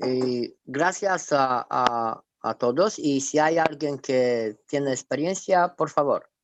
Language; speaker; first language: Spanish; non-native, fluent; Romanian